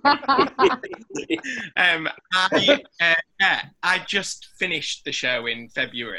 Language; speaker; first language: English; native; English